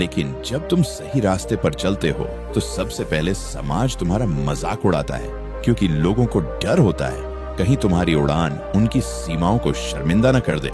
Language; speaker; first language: Hindi; native; Hindi